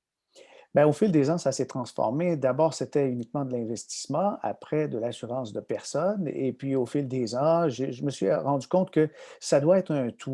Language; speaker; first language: French; native; French